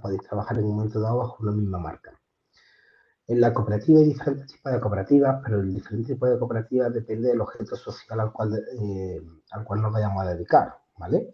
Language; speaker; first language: Spanish; native; Spanish